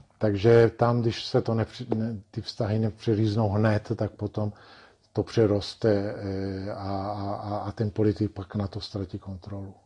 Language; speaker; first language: Czech; non-native, fluent; Italian